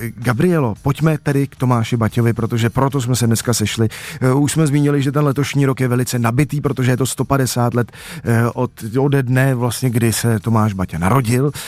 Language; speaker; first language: Czech; native; Czech